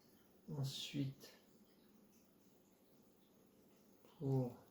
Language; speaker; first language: French; native; French